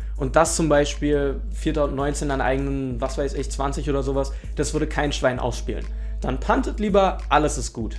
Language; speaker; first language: German; native; German